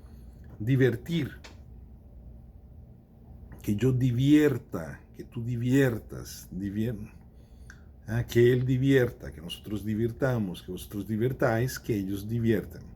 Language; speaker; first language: Spanish; non-native, fluent; Portuguese